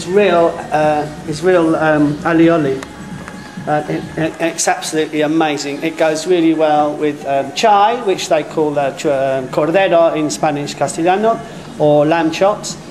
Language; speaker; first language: English; native; English